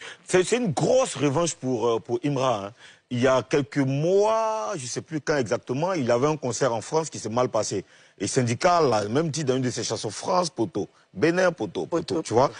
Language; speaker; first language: French; native; French